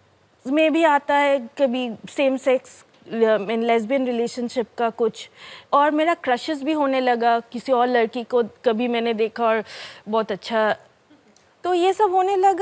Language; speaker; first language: Hindi; non-native, local second language; Bangla